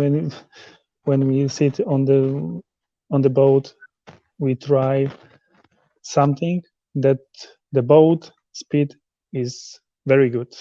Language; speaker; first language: English; non-native, learner; Polish